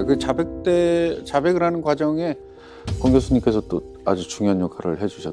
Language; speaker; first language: Korean; native; Korean